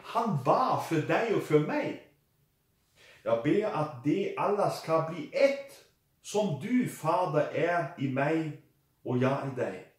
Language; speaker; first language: Swedish; non-native, fluent; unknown